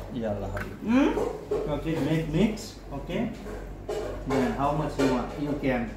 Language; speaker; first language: English; non-native, learner; Nepali